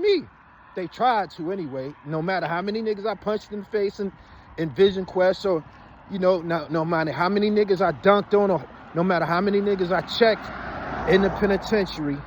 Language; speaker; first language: English; native; English